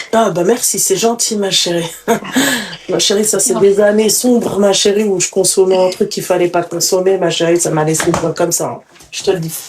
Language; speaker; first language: French; native; French